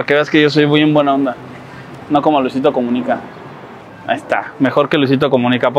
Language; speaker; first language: Spanish; native; Spanish